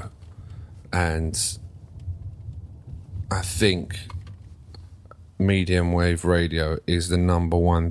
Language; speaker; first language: English; native; English